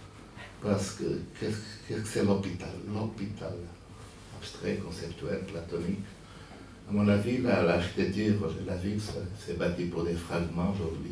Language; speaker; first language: French; non-native, fluent; Portuguese